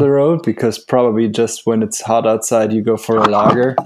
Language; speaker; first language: English; non-native, fluent; German